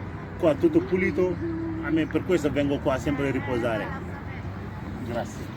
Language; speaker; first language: Italian; non-native, fluent; Wolof